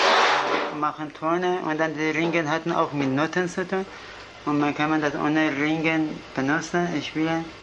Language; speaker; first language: German; non-native, fluent; Kurdish